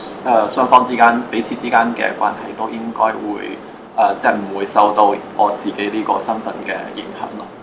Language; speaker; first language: Cantonese; native; Cantonese